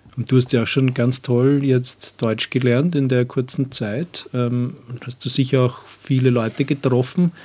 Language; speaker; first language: German; native; German